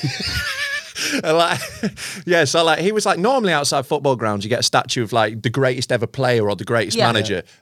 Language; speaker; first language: English; native; English